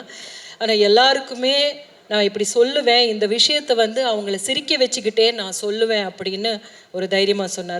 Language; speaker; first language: Tamil; native; Tamil